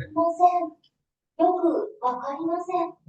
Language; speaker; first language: Japanese; non-native, learner; Indonesian